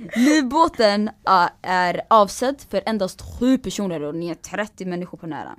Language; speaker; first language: Swedish; early bilingual, other home language; Tigrinya